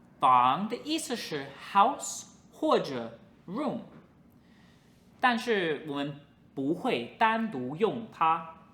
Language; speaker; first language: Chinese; non-native, fluent; English